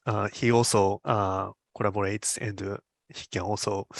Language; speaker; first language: English; non-native, learner; Japanese